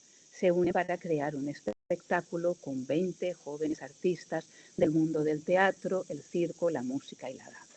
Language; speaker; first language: Spanish; native; Spanish